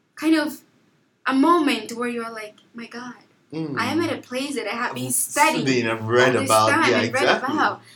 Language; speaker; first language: English; non-native, fluent; Portuguese